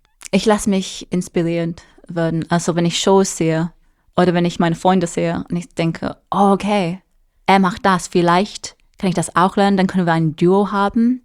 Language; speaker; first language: German; non-native, fluent; English